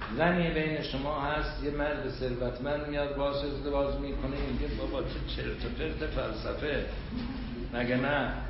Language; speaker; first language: Persian; non-native, local second language; Azerbaijani